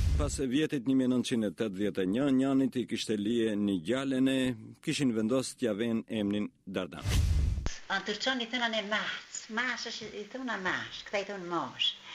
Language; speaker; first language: Albanian; non-native, fluent; English